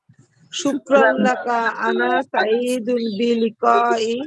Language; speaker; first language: Arabic; non-native, learner; Bangla